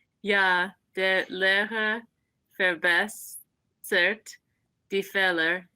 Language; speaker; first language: German; non-native, learner; English